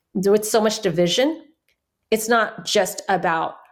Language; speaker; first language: English; early bilingual, other home language; Chinese